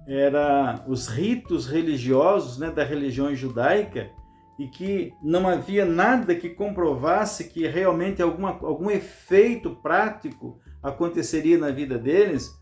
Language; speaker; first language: Portuguese; native; Portuguese